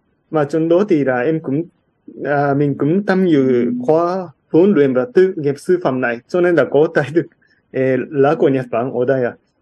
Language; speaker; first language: Vietnamese; non-native, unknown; Japanese